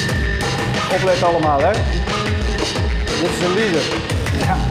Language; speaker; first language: Dutch; native; Dutch